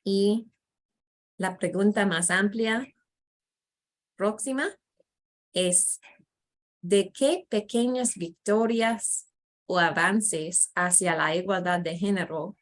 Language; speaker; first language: Spanish; non-native, fluent; English